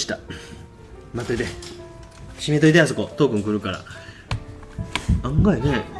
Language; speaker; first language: Japanese; native; Japanese